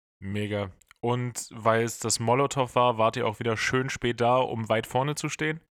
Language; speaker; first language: German; native; German